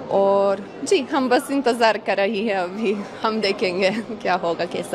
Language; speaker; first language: Hindi; non-native, fluent; Croatian